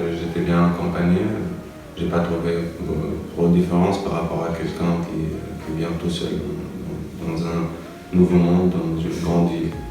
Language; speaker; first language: French; non-native, local second language; Arabic